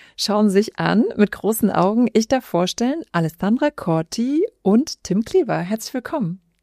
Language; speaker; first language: German; native; German